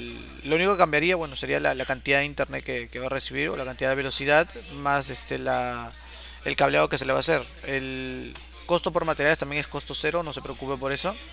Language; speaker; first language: Spanish; native; Spanish